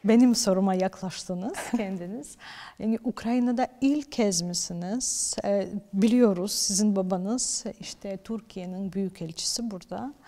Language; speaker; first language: Turkish; non-native, fluent; Ukrainian